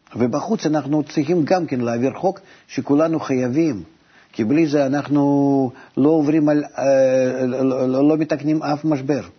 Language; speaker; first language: Hebrew; native; Hebrew